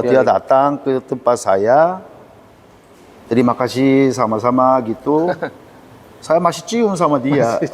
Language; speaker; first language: Indonesian; non-native, learner; Korean